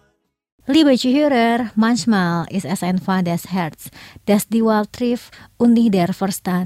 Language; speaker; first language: German; non-native, fluent; Indonesian